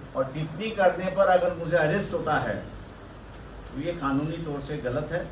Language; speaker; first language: Hindi; non-native, local second language; Marathi